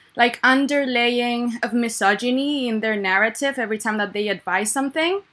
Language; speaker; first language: English; non-native, fluent; Spanish